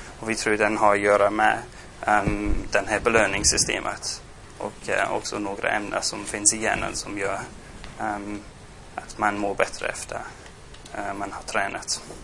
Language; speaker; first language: Swedish; non-native, fluent; English